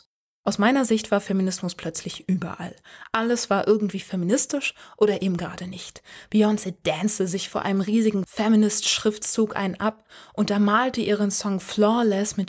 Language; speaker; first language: German; native; German